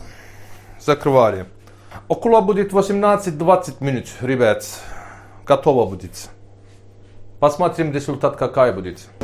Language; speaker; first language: Russian; non-native, learner; Turkish